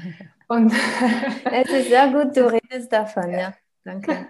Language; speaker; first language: German; non-native, learner; French